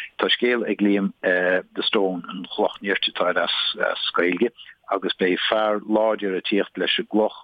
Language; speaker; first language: Irish; native; Irish